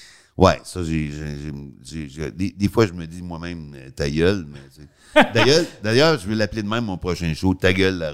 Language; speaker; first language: French; native; French